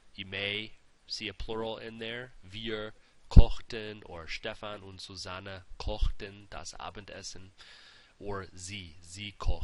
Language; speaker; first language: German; non-native, fluent; English